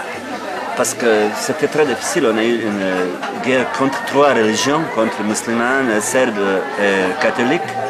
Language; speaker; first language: French; non-native, fluent; Bosnian